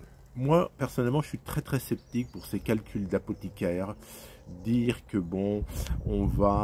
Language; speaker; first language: French; native; French